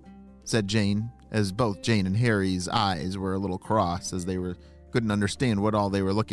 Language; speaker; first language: English; native; English